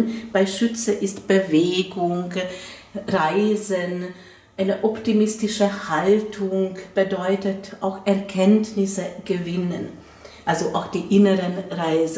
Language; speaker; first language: German; non-native, fluent; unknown